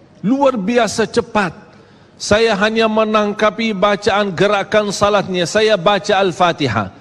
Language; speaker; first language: Malay; native; Malay